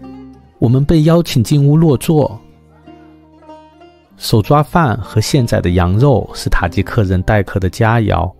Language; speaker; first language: Chinese; native; Chinese